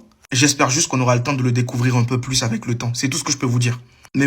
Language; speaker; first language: French; native; French